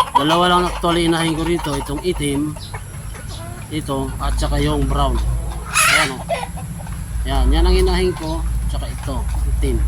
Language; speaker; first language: Filipino; native; Filipino